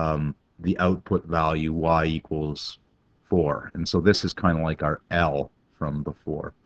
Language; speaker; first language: English; native; English